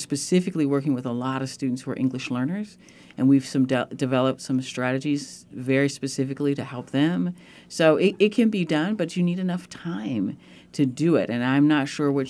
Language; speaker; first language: English; native; English